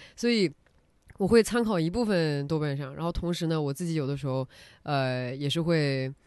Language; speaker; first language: Chinese; native; Chinese